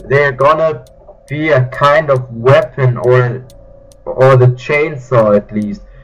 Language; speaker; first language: English; non-native, learner; German